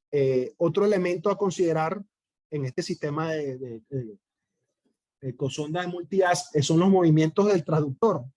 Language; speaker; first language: Spanish; native; Spanish